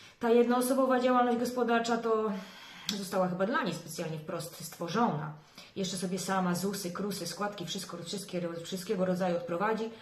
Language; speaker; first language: Polish; native; Polish